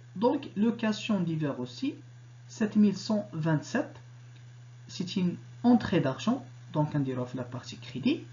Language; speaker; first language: French; non-native, local second language; Arabic